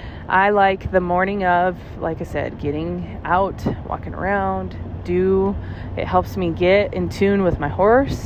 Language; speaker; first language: English; native; English